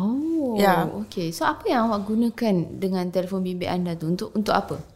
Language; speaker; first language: Malay; native; Malay